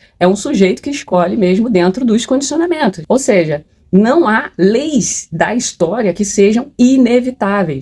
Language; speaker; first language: Portuguese; native; Portuguese